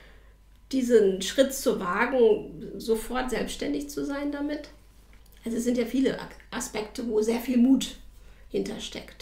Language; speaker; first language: German; native; German